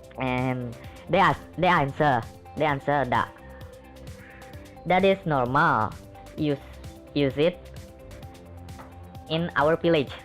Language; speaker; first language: English; non-native, learner; Indonesian